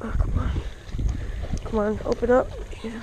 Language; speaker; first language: English; native; English